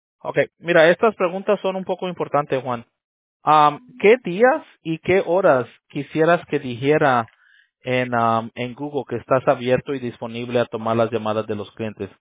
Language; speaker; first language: Spanish; early bilingual, heritage; Spanish